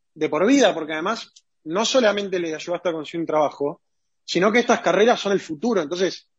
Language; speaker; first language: Spanish; native; Spanish